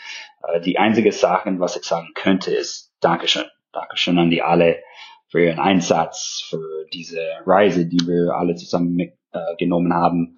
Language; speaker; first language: German; non-native, fluent; English